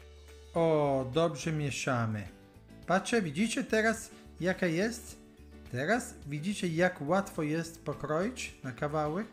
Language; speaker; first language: Polish; non-native, learner; Italian